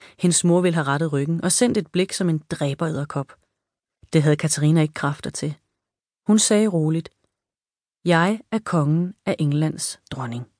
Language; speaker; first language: Danish; native; Danish